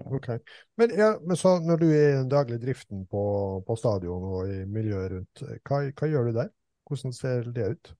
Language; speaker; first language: Norwegian; native; Norwegian